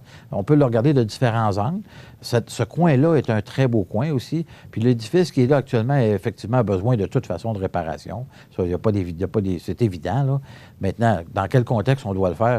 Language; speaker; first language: French; native; French